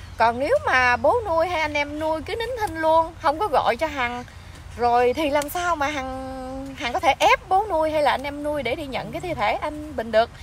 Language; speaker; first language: Vietnamese; native; Vietnamese